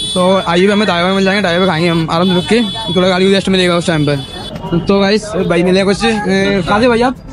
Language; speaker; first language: Hindi; native; Hindi